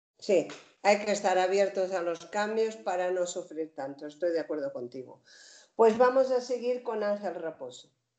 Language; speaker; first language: Spanish; native; Spanish